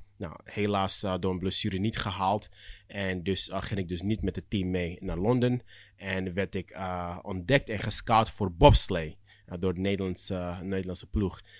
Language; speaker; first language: Dutch; early bilingual, other home language; Akan